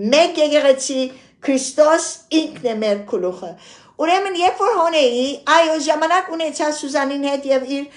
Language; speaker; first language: Armenian; early bilingual, heritage; Armenian